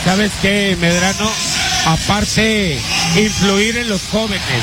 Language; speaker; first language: Spanish; native; Spanish